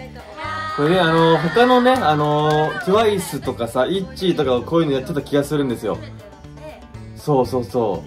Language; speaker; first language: Japanese; native; Japanese